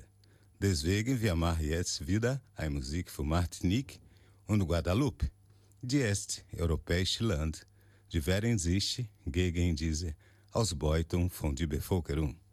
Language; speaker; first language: German; non-native, learner; Portuguese